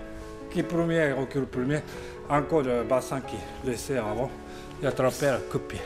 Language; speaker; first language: French; non-native, learner; Japanese